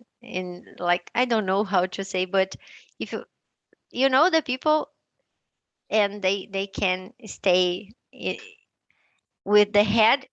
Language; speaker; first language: English; non-native, learner; Portuguese